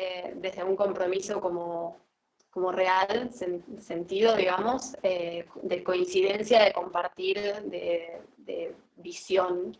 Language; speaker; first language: Spanish; native; Spanish